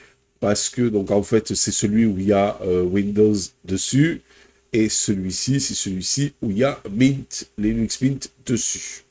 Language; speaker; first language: French; native; French